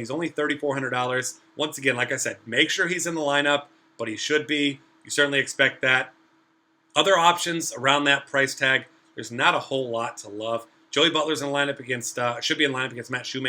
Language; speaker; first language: English; native; English